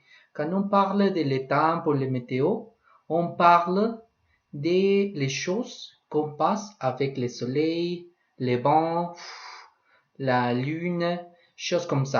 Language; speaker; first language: French; non-native, learner; Spanish